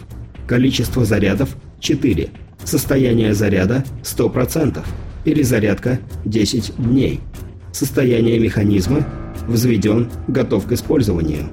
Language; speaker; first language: Russian; native; Russian